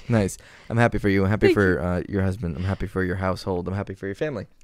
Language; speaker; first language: English; native; English